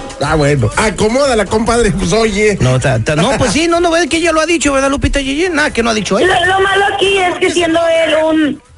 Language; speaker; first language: Spanish; native; Spanish